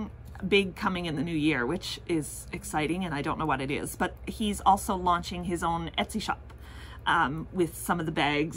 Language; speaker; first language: English; native; English